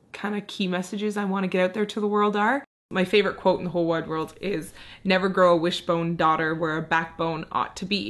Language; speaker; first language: English; native; English